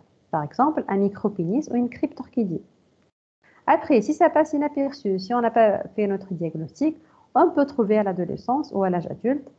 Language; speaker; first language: French; non-native, local second language; Arabic